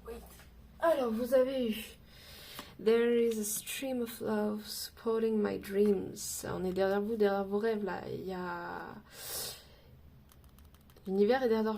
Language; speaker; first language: French; native; French